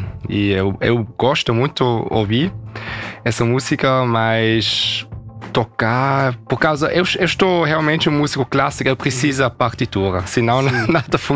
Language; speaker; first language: Portuguese; early bilingual, heritage; German